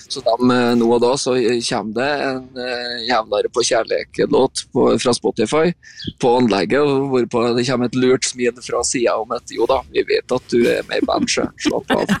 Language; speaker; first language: Norwegian; native; Norwegian